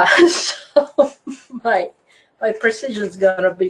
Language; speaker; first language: English; non-native, fluent; Croatian